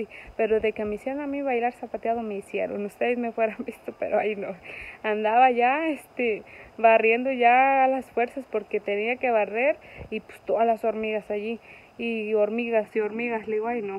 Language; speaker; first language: Spanish; native; Spanish